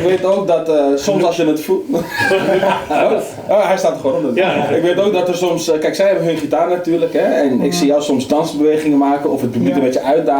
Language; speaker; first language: Dutch; native; Dutch